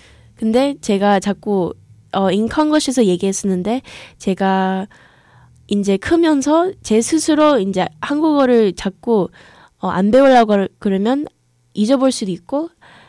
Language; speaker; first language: Korean; early bilingual, heritage; English